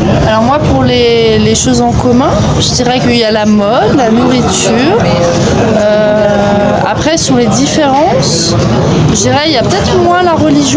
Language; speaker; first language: French; native; French